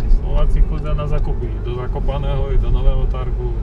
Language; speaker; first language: Polish; non-native, learner; Slovak